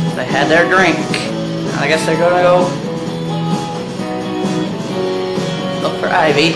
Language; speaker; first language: English; native; English